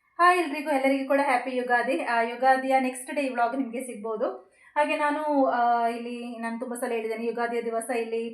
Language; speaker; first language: Kannada; native; Kannada